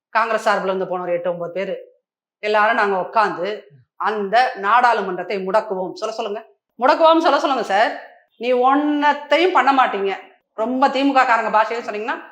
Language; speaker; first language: Tamil; native; Tamil